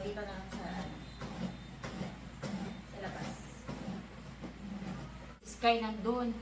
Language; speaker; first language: Filipino; native; Filipino